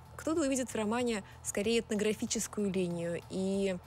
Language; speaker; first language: Russian; native; Russian